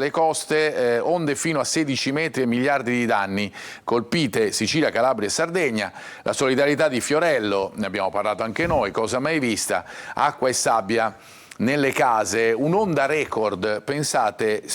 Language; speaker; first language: Italian; native; Italian